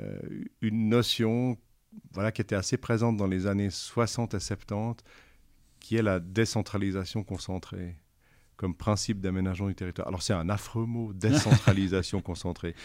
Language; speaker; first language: French; native; French